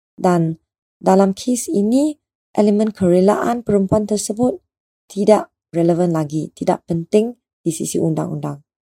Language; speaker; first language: Malay; non-native, local second language; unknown